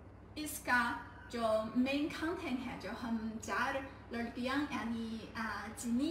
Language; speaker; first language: Hindi; non-native, learner; Chinese